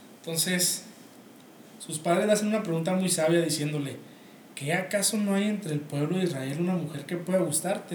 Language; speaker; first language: Spanish; native; Spanish